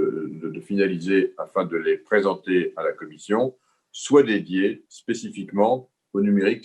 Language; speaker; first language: French; native; French